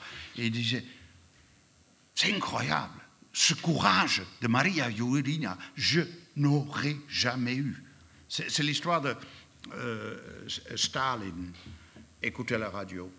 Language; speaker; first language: French; non-native, fluent; Dutch